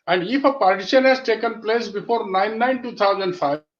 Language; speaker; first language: English; non-native, local second language; Marathi